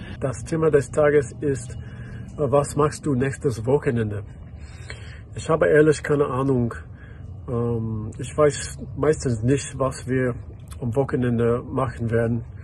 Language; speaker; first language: German; non-native, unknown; English